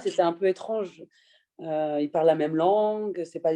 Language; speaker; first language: French; early bilingual, other home language; Persian